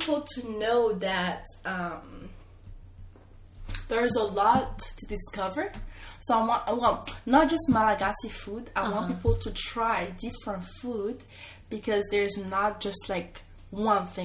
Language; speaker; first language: English; non-native, fluent; Malagasy